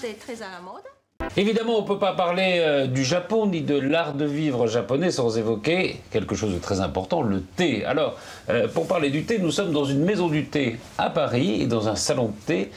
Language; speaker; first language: French; native; French